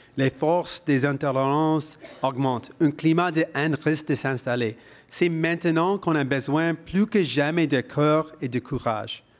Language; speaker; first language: French; non-native, local second language; English